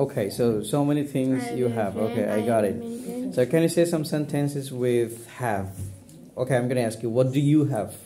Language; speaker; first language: English; non-native, fluent; Bangla